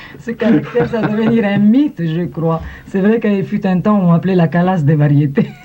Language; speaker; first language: French; non-native, fluent; Italian